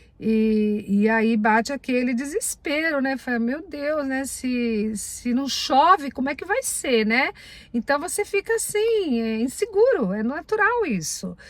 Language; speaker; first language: Portuguese; native; Portuguese